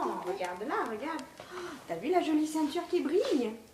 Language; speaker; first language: French; native; French